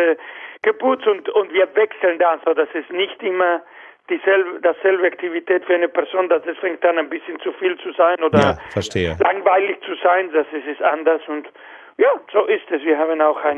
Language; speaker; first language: German; non-native, fluent; Spanish